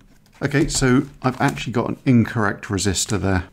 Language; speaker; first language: English; native; English